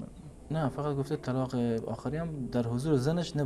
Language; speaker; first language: Persian; native; Persian